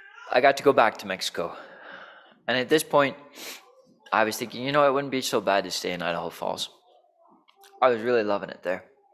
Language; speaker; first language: English; native; English